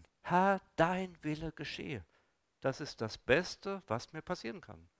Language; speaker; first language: German; native; German